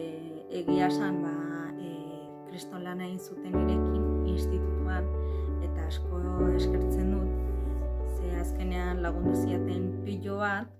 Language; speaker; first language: Basque; non-native, fluent; Arabic